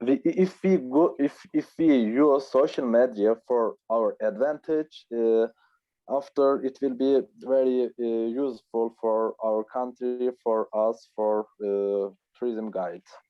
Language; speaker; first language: English; non-native, learner; Turkish